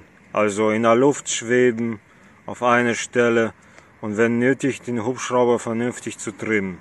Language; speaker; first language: German; non-native, fluent; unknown